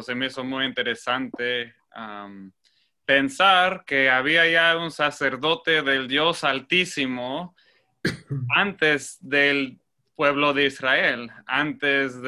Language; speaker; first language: Spanish; non-native, fluent; English